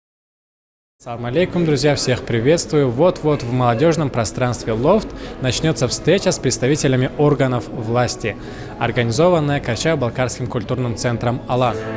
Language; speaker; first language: Russian; native; Russian